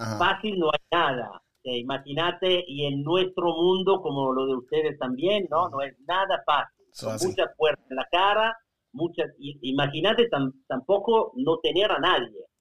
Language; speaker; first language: Spanish; non-native, fluent; Italian